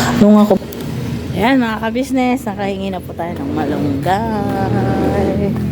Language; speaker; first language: Filipino; non-native, local second language; Iloko